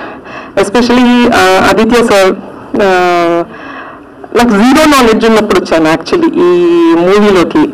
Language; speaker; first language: Telugu; native; Telugu